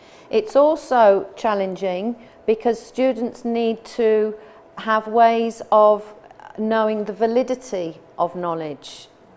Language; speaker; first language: English; native; English